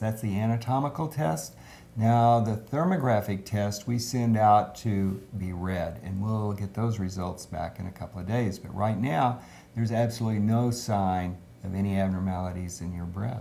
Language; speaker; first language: English; native; English